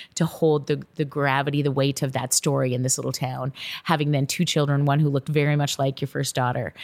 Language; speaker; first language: English; native; English